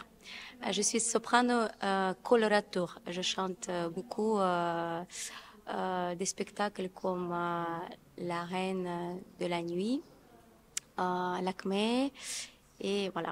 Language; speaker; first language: French; non-native, fluent; Russian